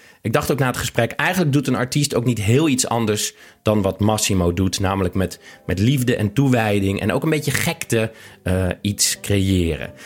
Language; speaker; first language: Dutch; native; Dutch